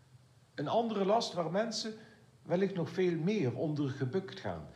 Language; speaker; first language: Dutch; native; Dutch